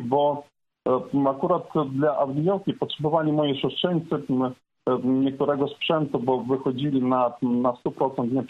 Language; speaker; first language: Polish; non-native, fluent; Ukrainian